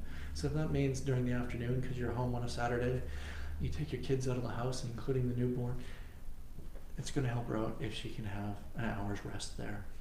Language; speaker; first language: English; native; English